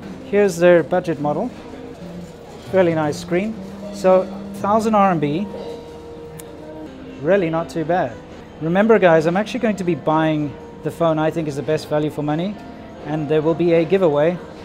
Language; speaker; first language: English; native; English